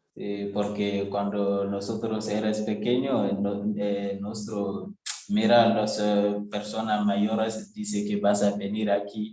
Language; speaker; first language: Spanish; non-native, learner; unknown